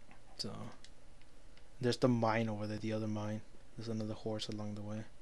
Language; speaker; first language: English; native; English